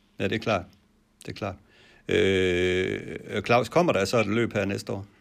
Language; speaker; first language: Danish; native; Danish